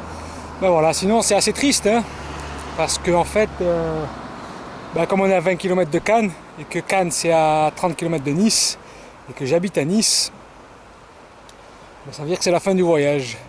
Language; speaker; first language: French; native; French